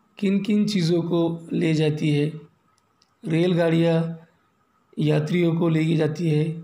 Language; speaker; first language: Hindi; non-native, local second language; Marathi